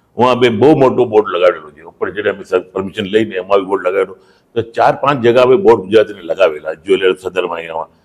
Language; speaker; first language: Gujarati; early bilingual, heritage; Gujarati